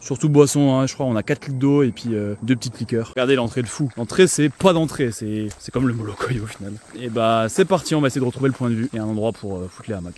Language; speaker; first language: French; native; French